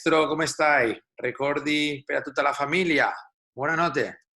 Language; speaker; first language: Italian; non-native, learner; Spanish